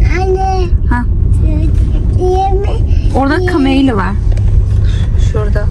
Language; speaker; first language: Turkish; early bilingual, heritage; Turkish